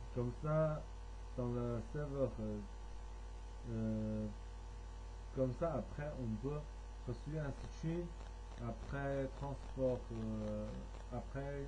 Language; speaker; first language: French; non-native, learner; Chinese